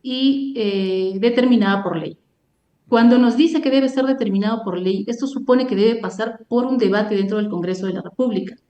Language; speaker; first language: Spanish; native; Spanish